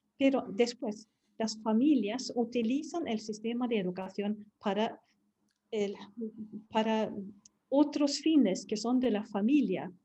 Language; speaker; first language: Spanish; non-native, fluent; Swedish